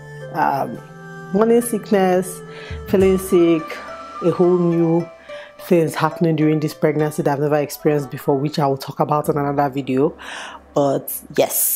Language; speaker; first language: English; non-native, local second language; Igbo